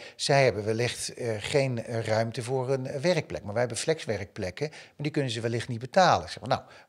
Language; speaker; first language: Dutch; native; Dutch